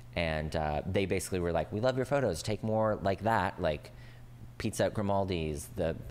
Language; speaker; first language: English; native; English